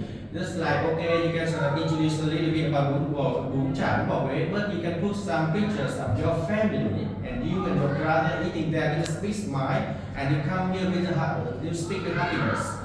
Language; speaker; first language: English; non-native, learner; Vietnamese